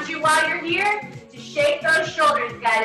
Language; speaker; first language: English; native; English